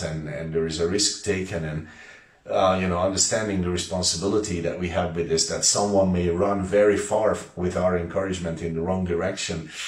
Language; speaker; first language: English; non-native, fluent; Hungarian